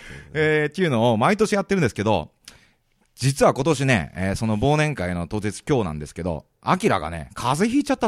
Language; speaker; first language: Japanese; native; Japanese